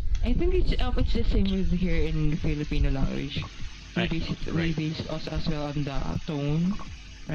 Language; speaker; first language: English; non-native, local second language; Filipino